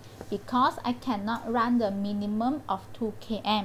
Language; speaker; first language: English; non-native, local second language; Chinese